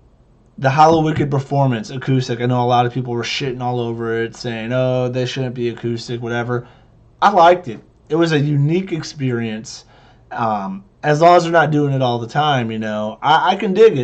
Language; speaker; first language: English; native; English